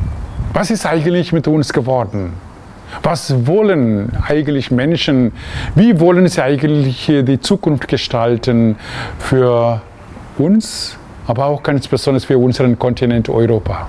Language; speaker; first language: German; non-native, fluent; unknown